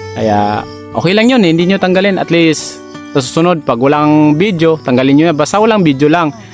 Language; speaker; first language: Filipino; non-native, local second language; Cebuano